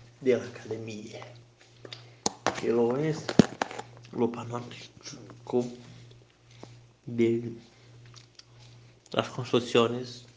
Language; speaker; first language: Spanish; non-native, learner; Portuguese